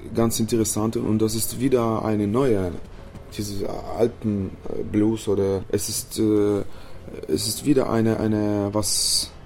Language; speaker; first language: German; non-native, fluent; Romanian